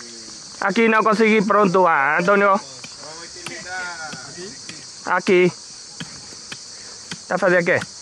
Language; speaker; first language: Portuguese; non-native, learner; Vietnamese